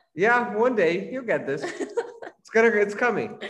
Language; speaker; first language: English; non-native, fluent; Portuguese